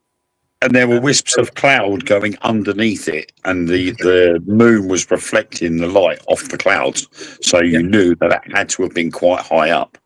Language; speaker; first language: English; native; English